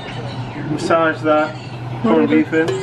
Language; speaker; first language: English; native; English